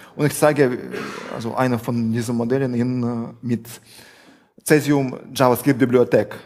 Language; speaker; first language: German; non-native, fluent; Russian